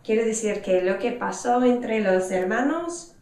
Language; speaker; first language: Spanish; non-native, fluent; English